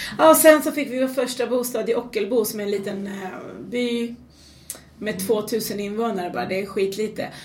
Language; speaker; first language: Swedish; early bilingual, other home language; Persian